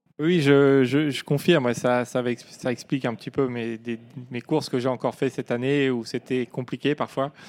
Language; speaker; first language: French; native; French